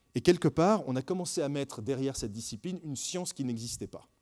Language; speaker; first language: French; native; French